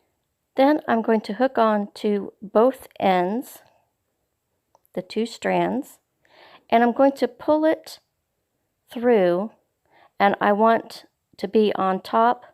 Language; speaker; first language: English; native; English